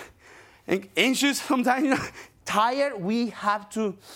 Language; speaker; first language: English; non-native, fluent; Spanish